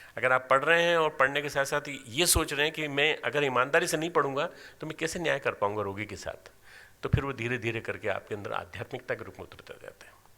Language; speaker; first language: Hindi; native; Hindi